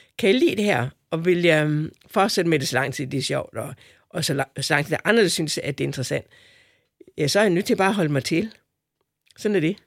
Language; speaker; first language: Danish; native; Danish